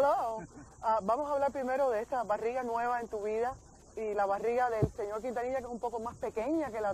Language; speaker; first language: Spanish; native; Spanish